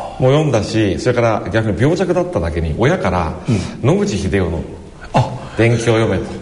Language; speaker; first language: Japanese; native; Japanese